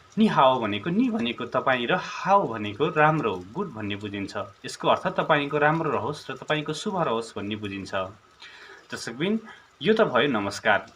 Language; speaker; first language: Nepali; native; Nepali